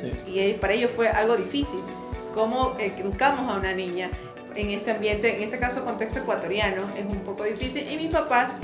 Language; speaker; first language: Spanish; native; Spanish